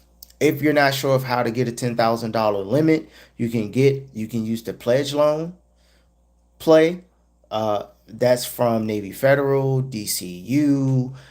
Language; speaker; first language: English; native; English